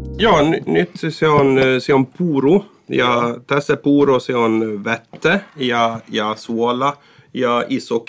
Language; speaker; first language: Finnish; non-native, local second language; Swedish